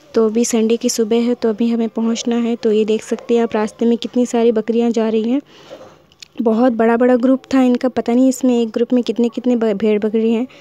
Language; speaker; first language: Hindi; non-native, local second language; Urdu